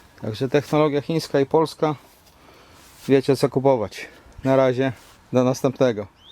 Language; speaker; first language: Polish; native; Polish